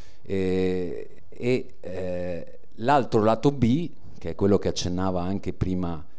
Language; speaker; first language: Italian; native; Italian